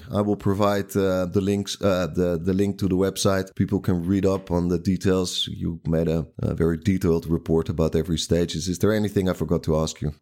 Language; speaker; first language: English; non-native, fluent; Dutch